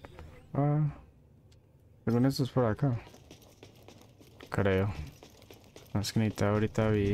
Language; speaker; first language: Spanish; native; Spanish